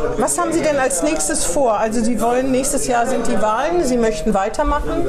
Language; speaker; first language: German; native; German